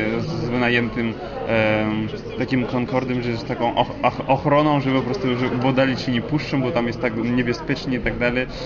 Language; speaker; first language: Polish; non-native, fluent; Russian